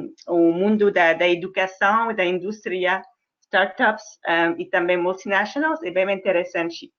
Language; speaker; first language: Portuguese; non-native, fluent; French